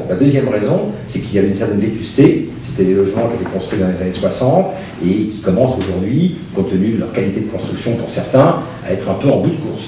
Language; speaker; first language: French; native; French